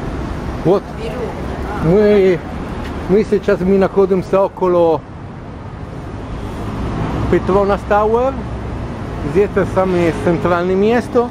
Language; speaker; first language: Russian; non-native, fluent; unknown